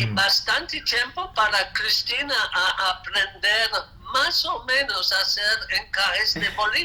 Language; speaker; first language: Spanish; non-native, fluent; English